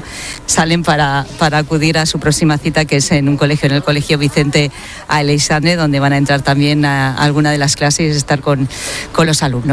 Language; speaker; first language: Spanish; native; Spanish